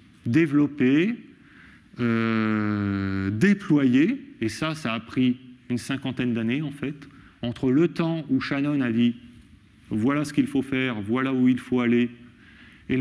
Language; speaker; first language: French; native; French